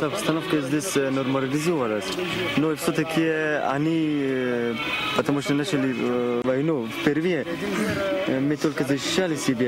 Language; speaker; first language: Russian; non-native, learner; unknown